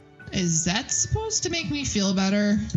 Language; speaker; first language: English; native; English